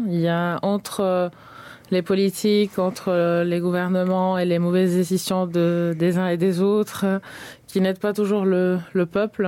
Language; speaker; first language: French; early bilingual, other home language; Spanish